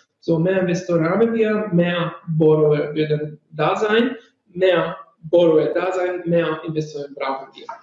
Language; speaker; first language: German; non-native, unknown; Italian